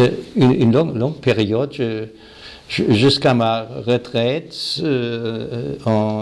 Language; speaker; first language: French; non-native, fluent; German